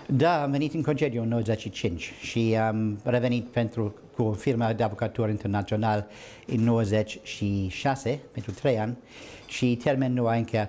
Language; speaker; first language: Romanian; non-native, learner; English